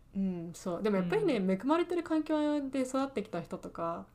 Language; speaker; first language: Japanese; early bilingual, heritage; Japanese